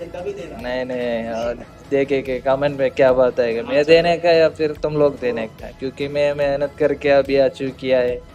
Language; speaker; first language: Hindi; non-native, local second language; Kannada